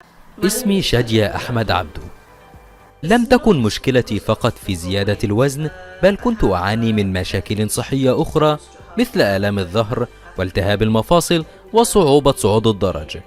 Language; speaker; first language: Arabic; native; Arabic